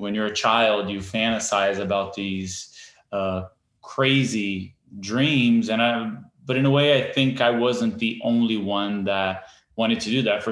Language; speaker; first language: English; non-native, fluent; Portuguese